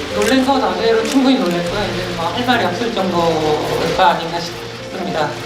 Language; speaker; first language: Korean; native; Korean